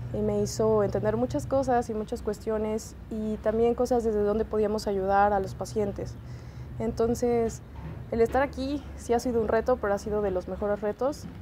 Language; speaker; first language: Spanish; native; Spanish